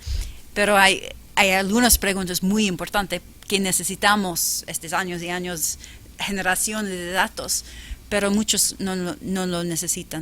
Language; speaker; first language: Spanish; non-native, fluent; English